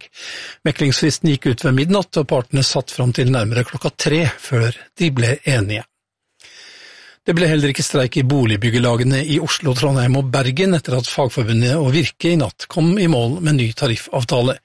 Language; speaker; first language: Norwegian; native; Norwegian